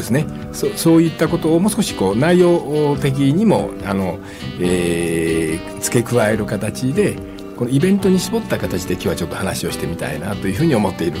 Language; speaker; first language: Japanese; native; Japanese